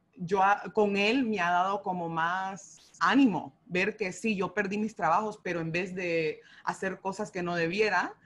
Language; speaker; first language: Spanish; early bilingual, heritage; Spanish